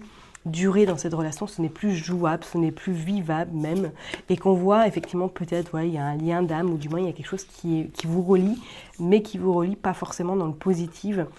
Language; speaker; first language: French; native; French